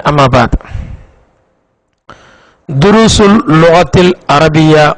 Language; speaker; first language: Arabic; non-native, fluent; Tamil